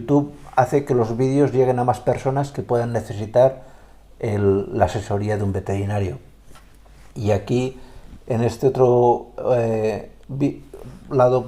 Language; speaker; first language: Spanish; native; Spanish